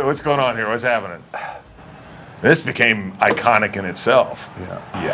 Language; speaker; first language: English; native; English